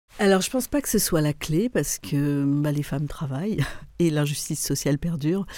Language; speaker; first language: French; non-native, local second language; Arabic